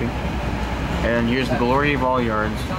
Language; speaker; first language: English; native; English